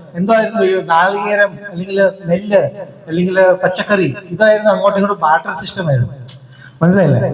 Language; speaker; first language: Malayalam; early bilingual, heritage; Malayalam